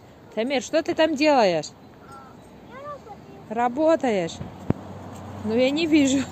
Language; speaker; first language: Russian; non-native, local second language; Tajik